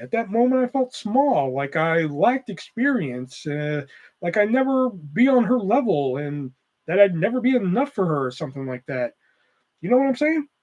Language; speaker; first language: English; native; English